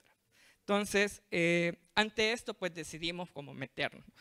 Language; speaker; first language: Spanish; native; Spanish